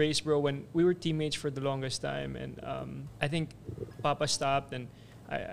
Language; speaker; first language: English; non-native, local second language; Cebuano